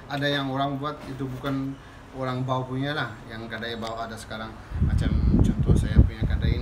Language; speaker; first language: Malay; non-native, learner; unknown